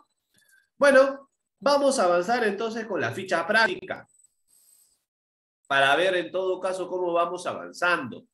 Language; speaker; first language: Spanish; native; Spanish